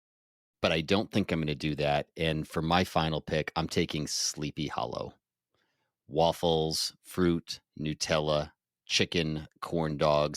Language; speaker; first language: English; native; English